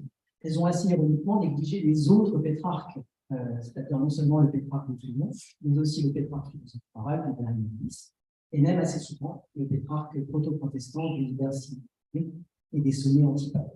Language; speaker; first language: French; native; French